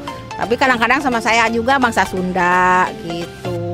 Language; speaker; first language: Indonesian; non-native, local second language; Sundanese